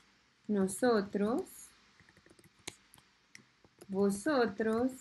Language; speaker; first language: Spanish; non-native, fluent; French